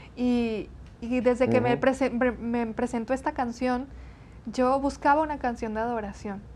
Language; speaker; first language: Spanish; native; Spanish